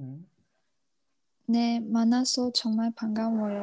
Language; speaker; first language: Korean; non-native, learner; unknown